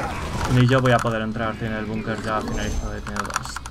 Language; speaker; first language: Spanish; native; Spanish